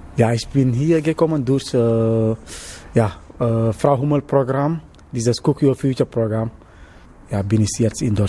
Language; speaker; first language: German; non-native, learner; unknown